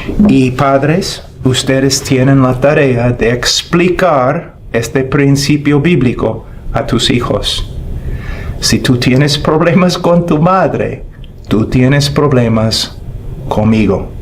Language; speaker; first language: Spanish; non-native, fluent; English